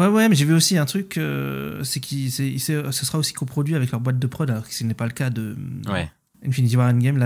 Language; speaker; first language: French; native; French